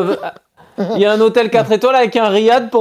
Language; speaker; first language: French; native; French